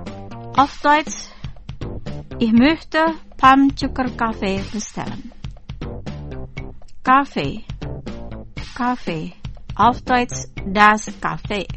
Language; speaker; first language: German; non-native, fluent; Indonesian